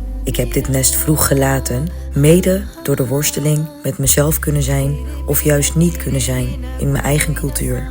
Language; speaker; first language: Dutch; early bilingual, other home language; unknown